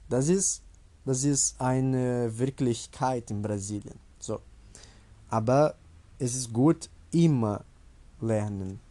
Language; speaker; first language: German; non-native, learner; Portuguese